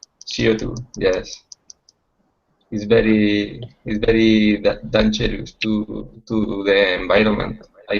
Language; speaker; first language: English; non-native, learner; Spanish